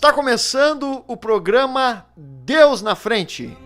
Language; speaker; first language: Portuguese; native; Portuguese